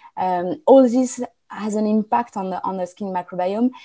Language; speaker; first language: English; non-native, fluent; French